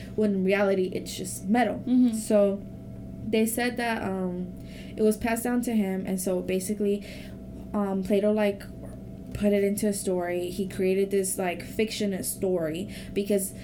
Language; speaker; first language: English; non-native, fluent; Spanish